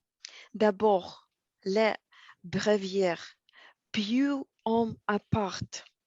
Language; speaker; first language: French; non-native, learner; Russian